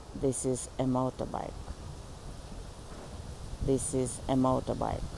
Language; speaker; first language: English; non-native, learner; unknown